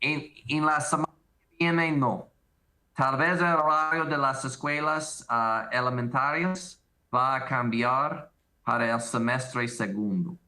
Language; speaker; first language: Spanish; non-native, learner; English